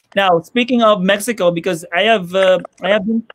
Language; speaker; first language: English; non-native, fluent; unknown